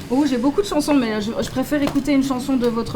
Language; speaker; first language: French; native; French